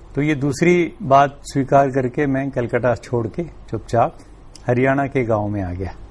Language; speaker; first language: Hindi; non-native, local second language; Telugu